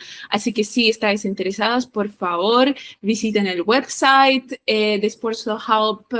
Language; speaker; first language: Spanish; non-native, fluent; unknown